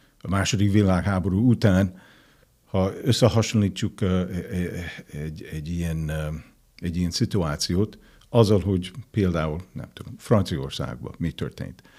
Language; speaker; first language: Hungarian; non-native, fluent; English